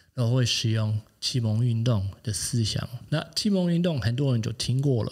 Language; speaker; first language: Chinese; non-native, fluent; German